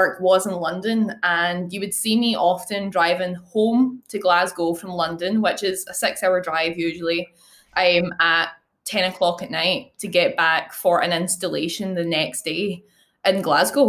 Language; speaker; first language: English; native; English